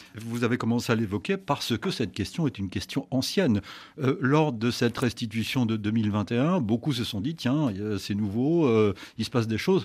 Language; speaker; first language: French; native; French